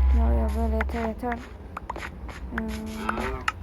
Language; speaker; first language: Turkish; early bilingual, other home language; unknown